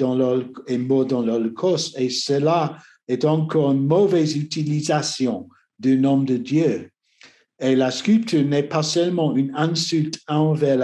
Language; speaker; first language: French; non-native, learner; English